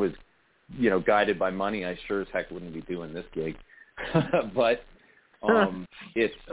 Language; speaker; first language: English; native; English